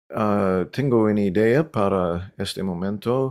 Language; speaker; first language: Spanish; non-native, learner; English